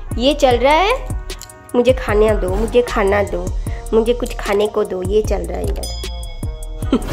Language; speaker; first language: Hindi; non-native, local second language; Bangla